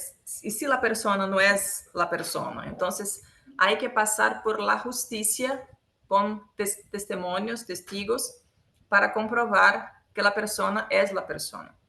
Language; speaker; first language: Spanish; non-native, local second language; Portuguese